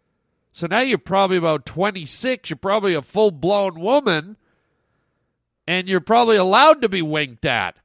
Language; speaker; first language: English; native; English